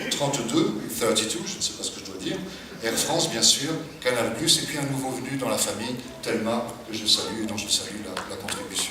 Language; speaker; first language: French; native; French